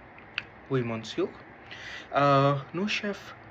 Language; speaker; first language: French; non-native, learner; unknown